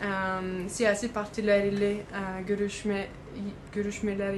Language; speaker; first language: Turkish; non-native, learner; English